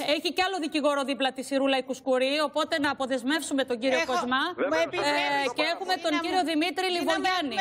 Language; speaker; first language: Greek; native; Greek